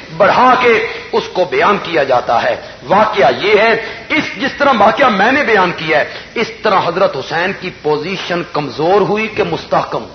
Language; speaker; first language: Urdu; non-native, local second language; Punjabi